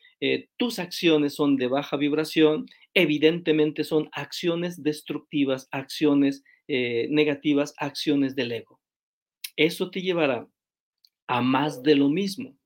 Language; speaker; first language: Spanish; native; Spanish